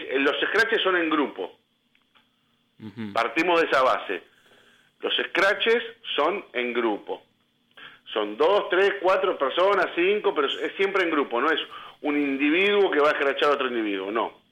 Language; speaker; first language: Spanish; native; Spanish